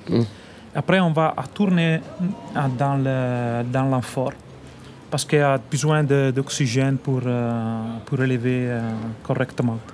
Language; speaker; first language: French; non-native, learner; Italian